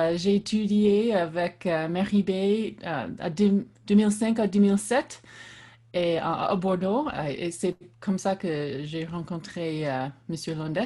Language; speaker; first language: French; non-native, learner; English